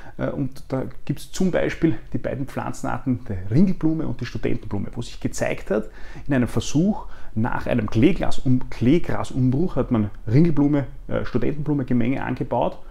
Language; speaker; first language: German; native; German